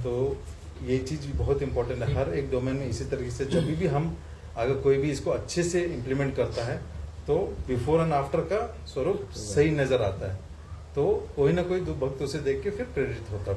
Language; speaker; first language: Hindi; native; Hindi